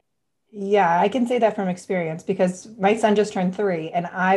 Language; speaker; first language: English; native; English